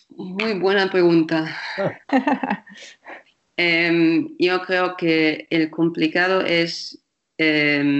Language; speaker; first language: Spanish; non-native, fluent; German